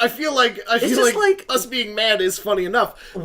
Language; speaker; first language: English; native; English